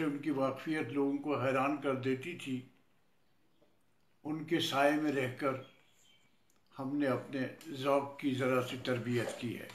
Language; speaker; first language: Urdu; non-native, local second language; Kashmiri